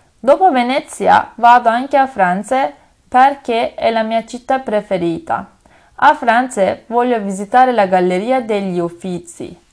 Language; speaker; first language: Italian; non-native, learner; Turkish